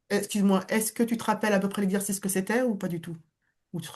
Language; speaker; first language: French; native; French